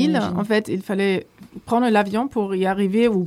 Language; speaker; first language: French; non-native, fluent; German